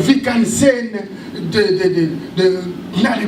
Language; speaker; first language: German; non-native, learner; French